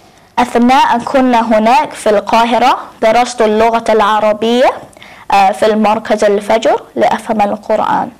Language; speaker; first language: Arabic; non-native, learner; English